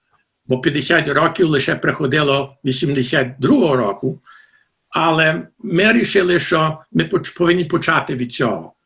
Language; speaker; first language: Ukrainian; early bilingual, heritage; Ukrainian